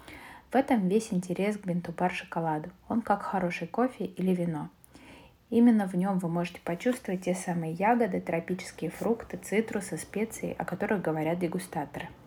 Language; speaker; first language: Russian; native; Russian